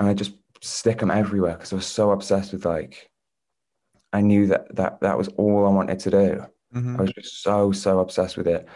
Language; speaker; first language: English; native; English